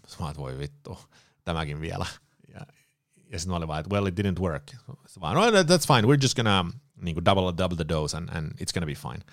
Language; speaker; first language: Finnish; early bilingual, heritage; Finnish